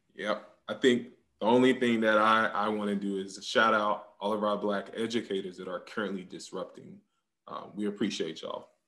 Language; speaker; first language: English; native; English